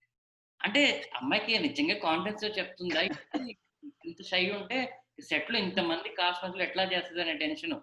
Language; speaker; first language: Telugu; native; Telugu